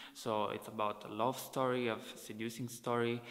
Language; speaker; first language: English; non-native, fluent; Italian